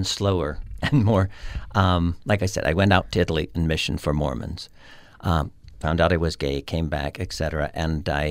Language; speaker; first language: English; native; English